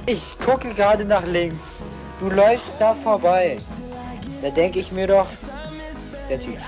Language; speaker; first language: German; native; German